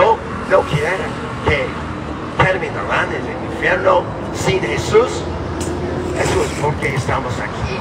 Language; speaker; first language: Spanish; non-native, learner; English